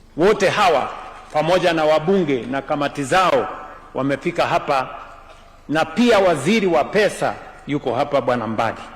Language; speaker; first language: Swahili; non-native, local second language; Kalenjin